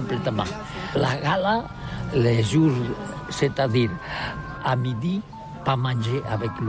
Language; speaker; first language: French; non-native, learner; Catalan